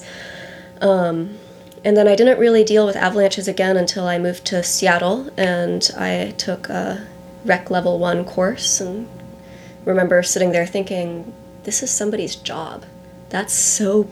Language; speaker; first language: English; native; English